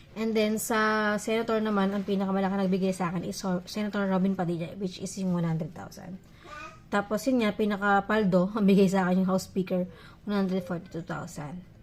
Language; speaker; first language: Filipino; non-native, local second language; Iloko